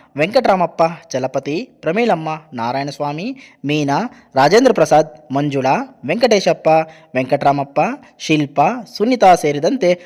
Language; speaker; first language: Kannada; native; Kannada